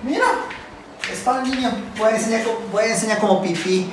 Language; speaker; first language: Spanish; non-native, learner; Japanese